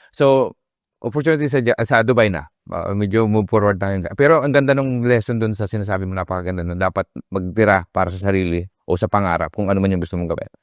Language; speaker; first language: Filipino; native; Filipino